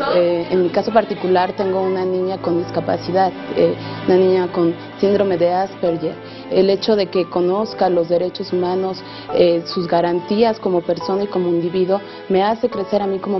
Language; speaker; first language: Spanish; native; Spanish